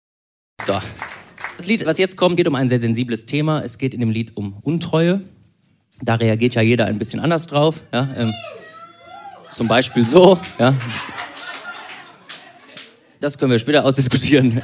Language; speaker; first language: German; native; German